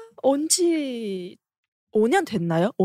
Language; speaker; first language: Korean; non-native, fluent; Chinese